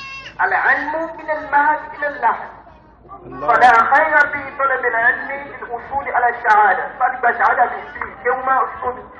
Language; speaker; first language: Arabic; non-native, fluent; Yoruba